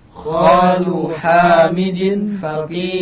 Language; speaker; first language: Arabic; non-native, learner; Indonesian